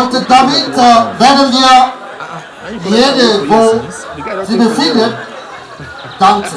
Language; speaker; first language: German; non-native, learner; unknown